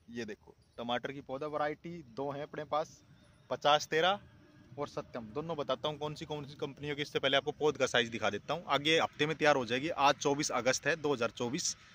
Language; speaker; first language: Hindi; native; Hindi